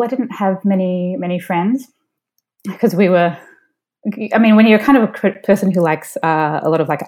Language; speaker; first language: English; native; English